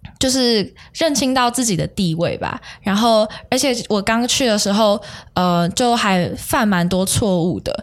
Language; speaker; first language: Chinese; native; Chinese